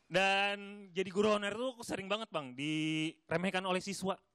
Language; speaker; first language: Indonesian; native; Indonesian